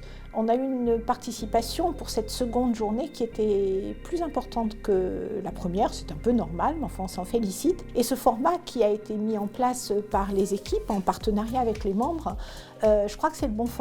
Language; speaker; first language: French; native; French